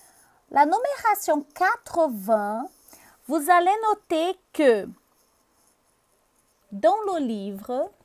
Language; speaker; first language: French; non-native, fluent; Portuguese